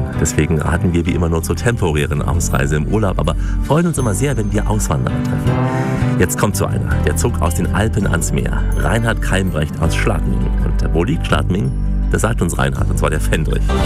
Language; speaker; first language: German; native; German